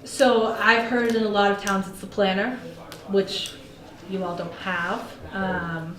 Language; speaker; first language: English; native; English